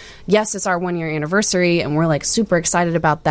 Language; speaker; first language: English; native; English